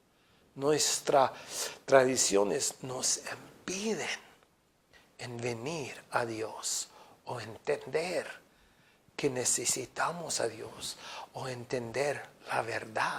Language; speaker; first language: Spanish; non-native, fluent; English